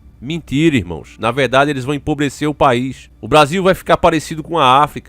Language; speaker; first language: Portuguese; native; Portuguese